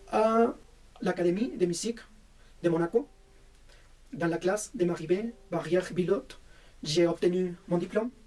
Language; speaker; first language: French; non-native, fluent; Spanish